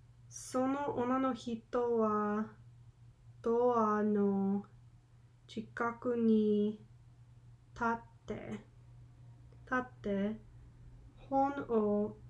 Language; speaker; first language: Japanese; non-native, learner; English